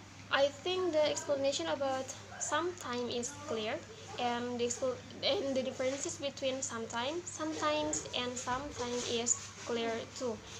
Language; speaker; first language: English; non-native, learner; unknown